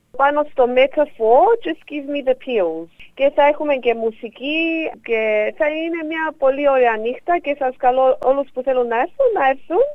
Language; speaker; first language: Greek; early bilingual, heritage; Greek